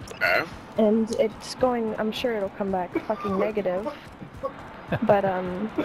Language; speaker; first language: English; early bilingual, other home language; Turkish